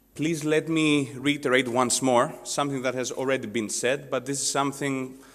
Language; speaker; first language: English; non-native, fluent; Greek